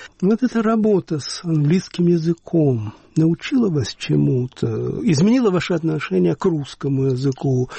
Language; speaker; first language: Russian; native; Russian